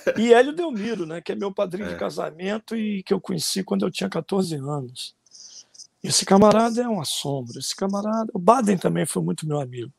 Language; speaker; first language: Portuguese; native; Portuguese